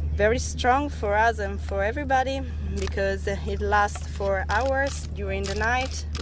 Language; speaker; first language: English; non-native, fluent; Italian